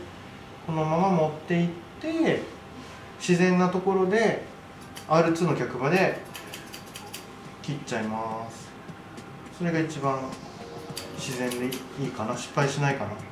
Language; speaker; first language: Japanese; native; Japanese